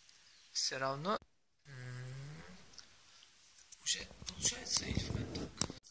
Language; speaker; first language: Russian; non-native, learner; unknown